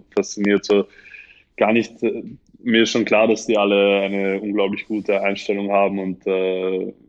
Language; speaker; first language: German; native; German